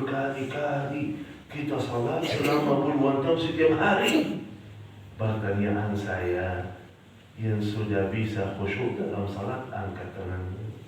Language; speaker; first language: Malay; non-native, fluent; Arabic